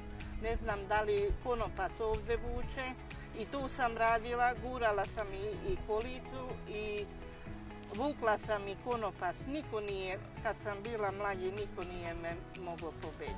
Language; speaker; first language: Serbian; non-native, local second language; Hungarian